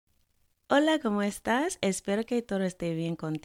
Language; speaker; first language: Spanish; non-native, fluent; English